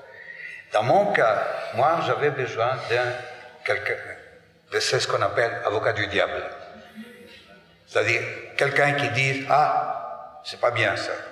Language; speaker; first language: French; non-native, fluent; Greek